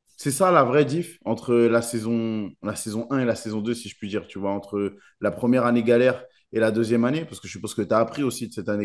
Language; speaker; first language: French; native; French